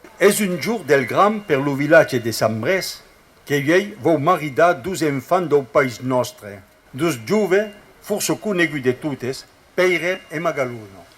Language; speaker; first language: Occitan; native; Occitan